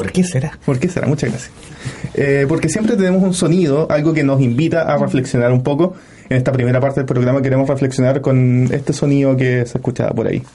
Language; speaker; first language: Spanish; native; Spanish